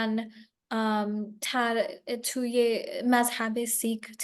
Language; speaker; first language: Persian; non-native, learner; English